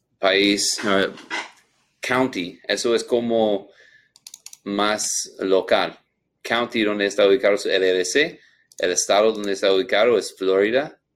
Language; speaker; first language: Spanish; non-native, learner; English